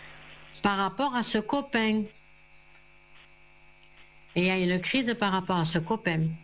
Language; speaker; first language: French; native; French